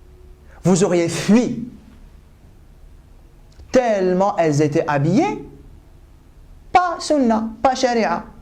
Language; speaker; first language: French; native; French